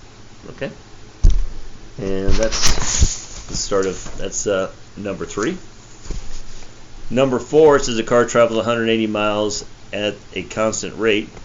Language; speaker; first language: English; native; English